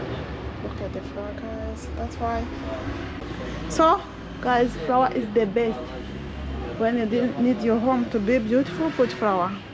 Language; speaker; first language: English; non-native, fluent; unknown